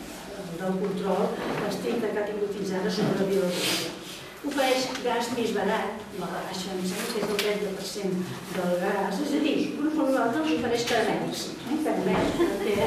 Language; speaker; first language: Catalan; native; Catalan